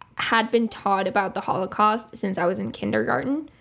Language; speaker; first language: English; non-native, fluent; Spanish